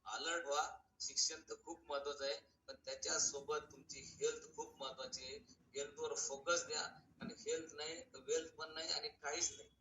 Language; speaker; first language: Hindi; non-native, local second language; Marathi